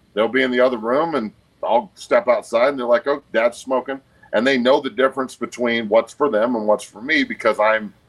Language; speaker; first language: English; native; English